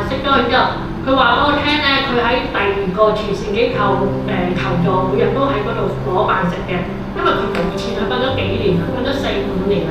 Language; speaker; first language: Cantonese; native; Cantonese